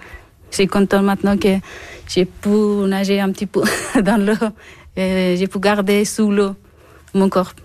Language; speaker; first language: French; non-native, learner; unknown